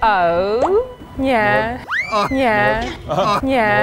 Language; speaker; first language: Vietnamese; non-native, fluent; French